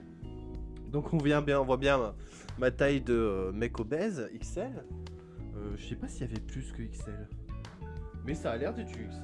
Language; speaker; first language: French; native; French